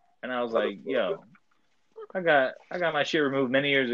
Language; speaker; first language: English; early bilingual, other home language; Spanish